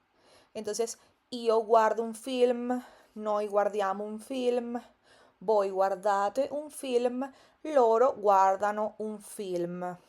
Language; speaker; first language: Italian; non-native, fluent; Spanish